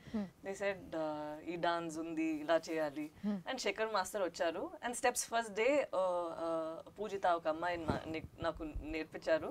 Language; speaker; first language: Telugu; non-native, learner; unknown